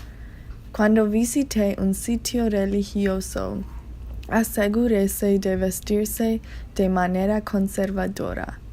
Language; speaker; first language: Spanish; non-native, learner; English